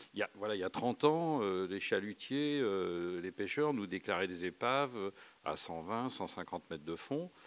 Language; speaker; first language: French; native; French